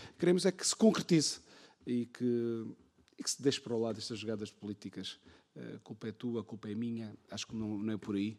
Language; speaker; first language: Portuguese; native; Portuguese